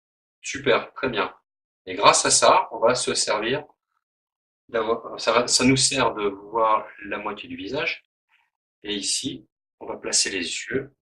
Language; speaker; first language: French; native; French